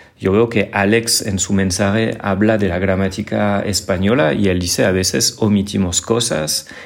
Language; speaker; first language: Spanish; non-native, fluent; French